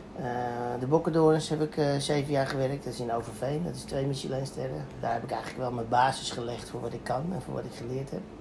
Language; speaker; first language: Dutch; native; Dutch